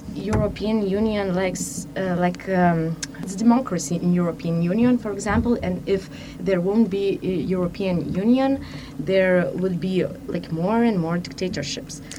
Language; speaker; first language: English; non-native, fluent; Lithuanian